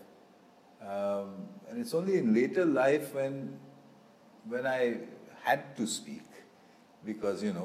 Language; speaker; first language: English; non-native, local second language; Bangla